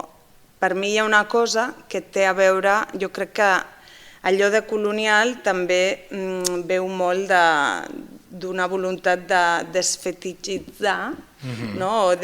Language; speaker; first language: Catalan; non-native, fluent; Basque